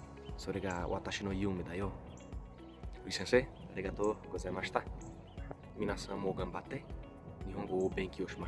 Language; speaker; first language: Japanese; non-native, learner; Portuguese